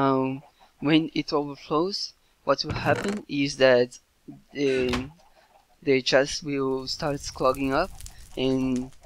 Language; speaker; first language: English; non-native, fluent; Portuguese